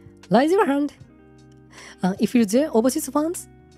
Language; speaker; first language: English; non-native, learner; Japanese